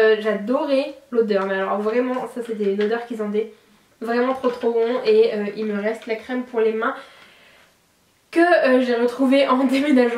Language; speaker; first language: French; native; French